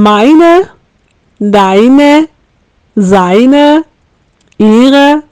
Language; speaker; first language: German; non-native, fluent; Turkish